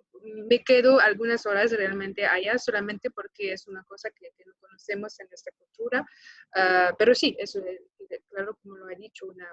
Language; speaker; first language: Spanish; non-native, fluent; French